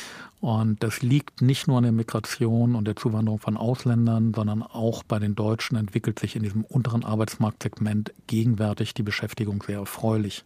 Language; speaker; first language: German; native; German